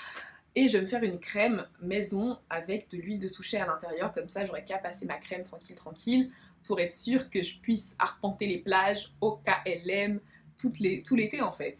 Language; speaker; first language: French; native; French